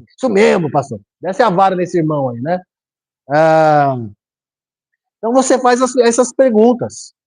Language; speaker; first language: Portuguese; native; Portuguese